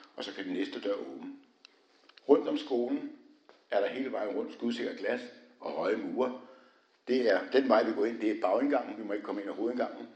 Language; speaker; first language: Danish; native; Danish